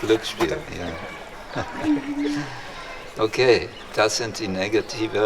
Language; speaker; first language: German; non-native, fluent; English